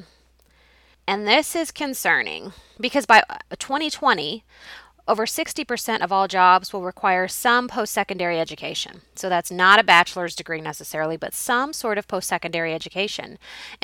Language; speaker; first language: English; native; English